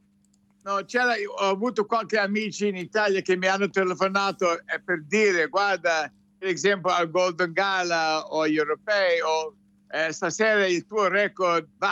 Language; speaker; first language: Italian; non-native, fluent; English